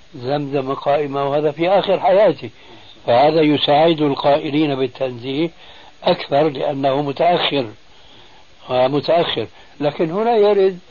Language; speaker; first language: Arabic; early bilingual, other home language; Albanian